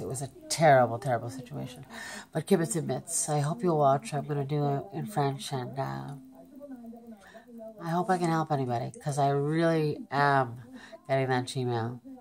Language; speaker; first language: English; native; English